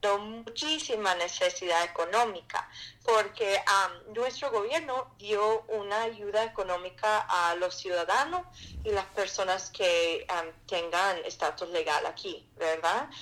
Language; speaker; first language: Spanish; non-native, fluent; English